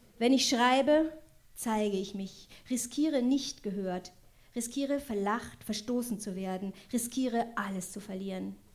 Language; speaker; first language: German; non-native, local second language; French